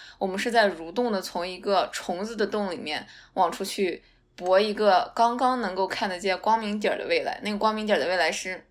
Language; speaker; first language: Chinese; non-native, local second language; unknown